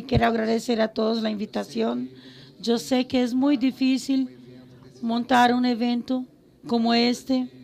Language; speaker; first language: Spanish; non-native, fluent; Portuguese